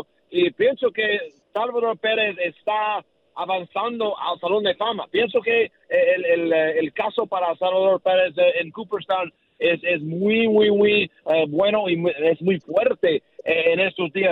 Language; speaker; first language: Spanish; non-native, learner; English